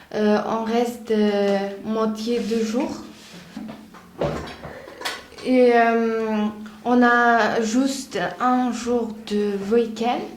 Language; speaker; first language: French; non-native, learner; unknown